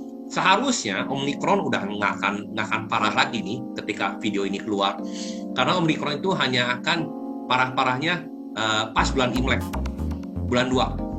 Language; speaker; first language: Indonesian; native; Indonesian